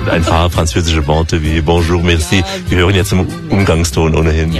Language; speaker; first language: German; native; German